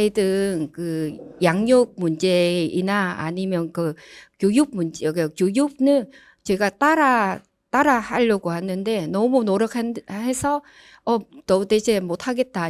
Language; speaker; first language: Korean; non-native, learner; Vietnamese